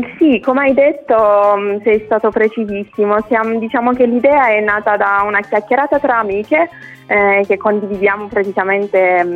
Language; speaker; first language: Italian; non-native, local second language; Persian